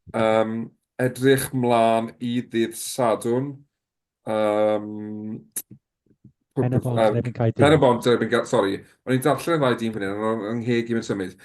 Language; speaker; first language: Welsh; native; Welsh